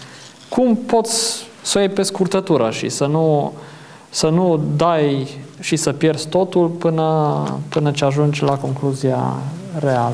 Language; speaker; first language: Romanian; native; Romanian